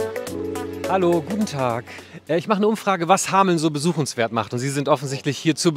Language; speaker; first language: German; native; German